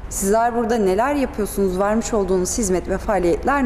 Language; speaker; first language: Turkish; native; Turkish